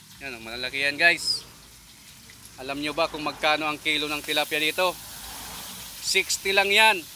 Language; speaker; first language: Filipino; non-native, local second language; Bikol